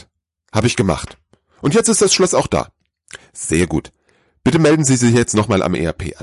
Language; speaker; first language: German; native; German